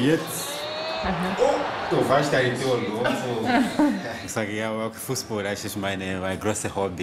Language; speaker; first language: German; non-native, learner; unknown